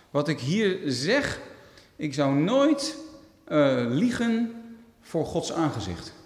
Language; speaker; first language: Dutch; native; Dutch